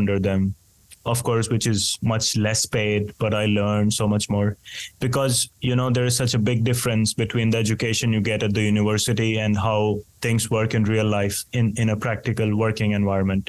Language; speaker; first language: English; non-native, local second language; Hindi